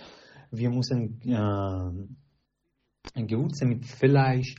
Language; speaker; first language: German; non-native, learner; Persian